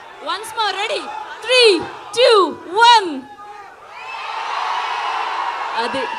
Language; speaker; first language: Telugu; native; Telugu